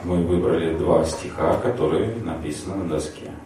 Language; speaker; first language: Russian; native; Russian